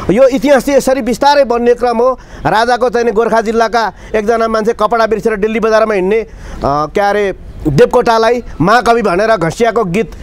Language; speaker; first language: Nepali; native; Nepali